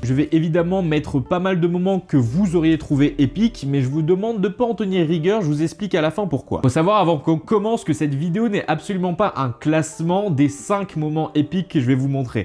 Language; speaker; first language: French; native; French